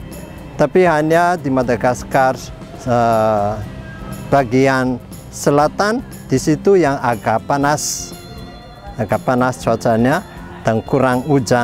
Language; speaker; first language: Indonesian; non-native, fluent; Malagasy